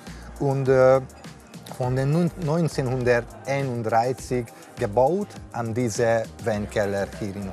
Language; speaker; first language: German; non-native, learner; Hungarian